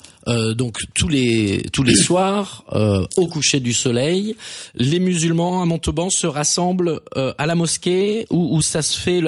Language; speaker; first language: French; native; French